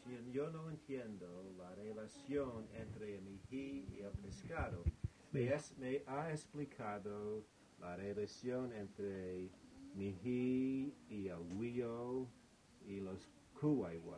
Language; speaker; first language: Spanish; non-native, fluent; English